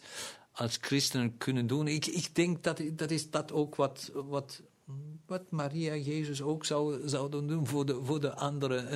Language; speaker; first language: Dutch; non-native, local second language; German